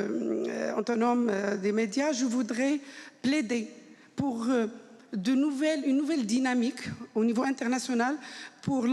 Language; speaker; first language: French; non-native, local second language; Arabic